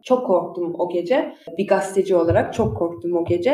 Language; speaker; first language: Turkish; early bilingual, heritage; Turkish